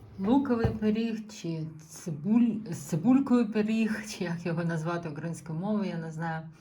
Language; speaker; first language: Ukrainian; native; Ukrainian